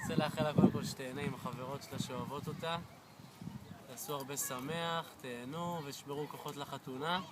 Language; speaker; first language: Hebrew; native; Hebrew